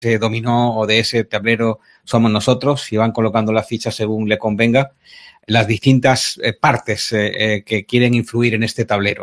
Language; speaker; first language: Spanish; native; Spanish